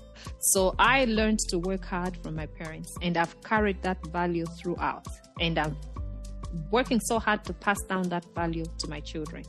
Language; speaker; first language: English; non-native, local second language; Nyanja